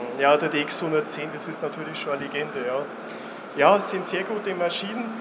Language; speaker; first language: German; native; German